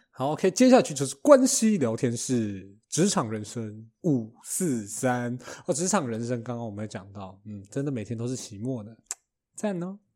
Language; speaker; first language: Chinese; native; Chinese